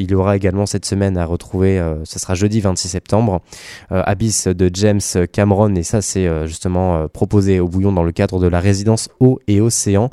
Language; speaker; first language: French; native; French